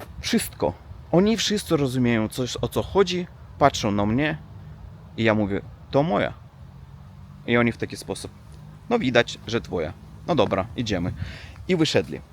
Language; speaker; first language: Polish; non-native, learner; Russian